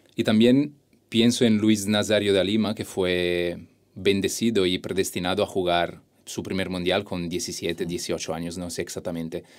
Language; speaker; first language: Spanish; non-native, fluent; Italian